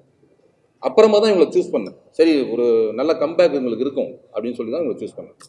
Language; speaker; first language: Tamil; native; Tamil